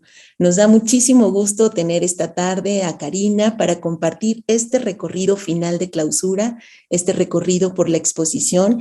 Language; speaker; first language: Spanish; native; Spanish